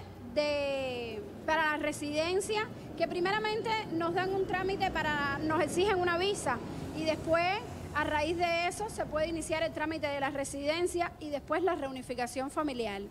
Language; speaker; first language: Spanish; native; Spanish